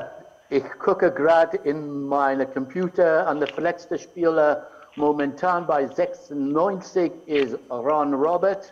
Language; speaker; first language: German; non-native, fluent; English